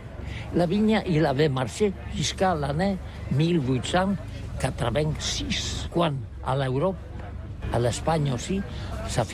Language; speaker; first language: French; non-native, learner; Catalan